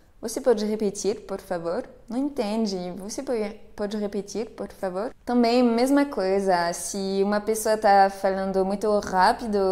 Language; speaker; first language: Portuguese; non-native, fluent; French